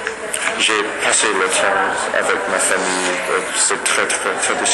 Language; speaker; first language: French; non-native, learner; English